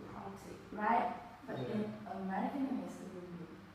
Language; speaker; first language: English; non-native, fluent; Vietnamese